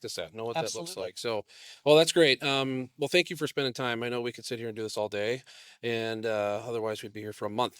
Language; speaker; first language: English; native; English